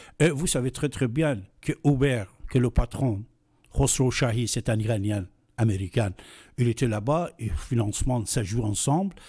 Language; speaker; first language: French; non-native, fluent; Persian